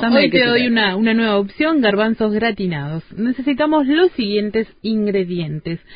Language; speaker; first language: Spanish; native; Spanish